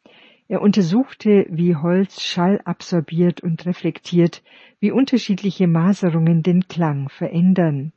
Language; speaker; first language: German; native; German